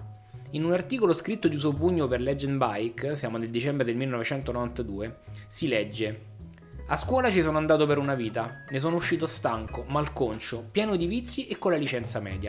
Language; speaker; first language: Italian; native; Italian